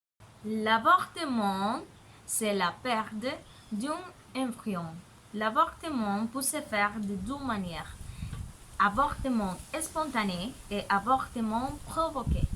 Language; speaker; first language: French; non-native, learner; Spanish